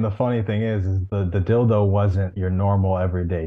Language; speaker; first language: English; native; English